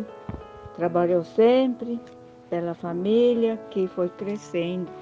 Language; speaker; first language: Portuguese; early bilingual, other home language; Japanese